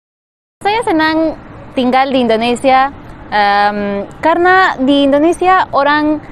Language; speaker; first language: Indonesian; non-native, fluent; Spanish